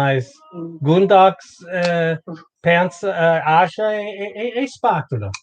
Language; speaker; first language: Portuguese; non-native, learner; English